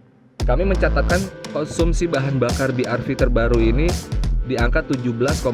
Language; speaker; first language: Indonesian; native; Indonesian